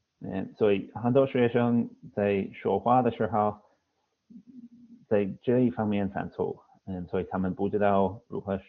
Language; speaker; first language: Chinese; non-native, fluent; English